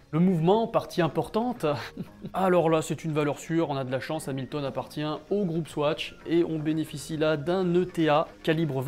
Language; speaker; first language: French; native; French